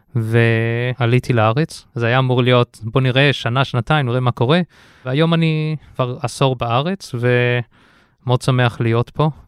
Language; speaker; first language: Hebrew; early bilingual, heritage; Hebrew